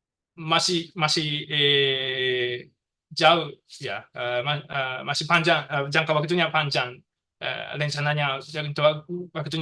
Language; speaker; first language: Indonesian; non-native, learner; Japanese